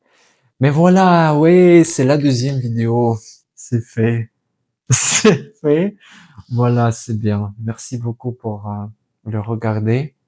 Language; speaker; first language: French; non-native, fluent; Russian